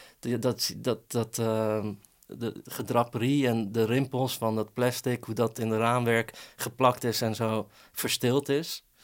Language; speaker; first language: Dutch; early bilingual, other home language; Persian